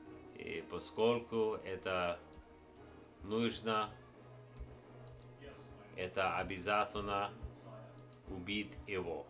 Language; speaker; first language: Russian; non-native, learner; English